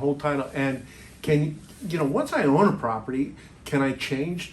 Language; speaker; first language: English; native; English